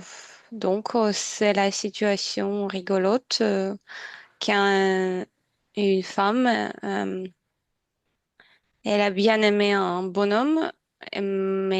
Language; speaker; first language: French; non-native, learner; Ukrainian